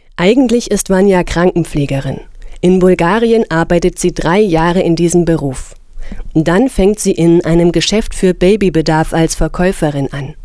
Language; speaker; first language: German; native; German